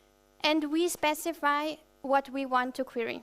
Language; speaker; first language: English; non-native, fluent; German